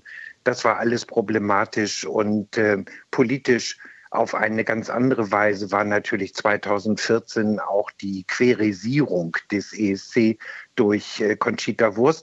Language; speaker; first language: German; native; German